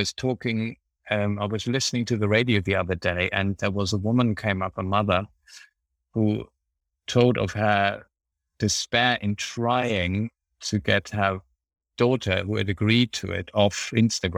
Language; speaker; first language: English; non-native, fluent; German